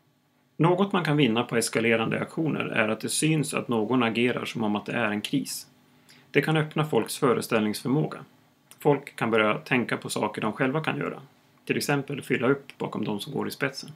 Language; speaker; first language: Swedish; native; Swedish